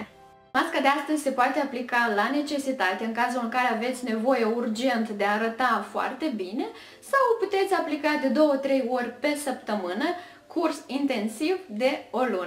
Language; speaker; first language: Romanian; native; Romanian